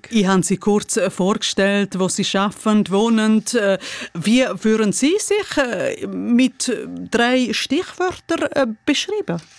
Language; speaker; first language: German; non-native, local second language; Romansh